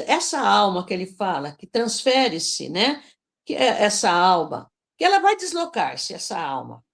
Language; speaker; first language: Portuguese; native; Portuguese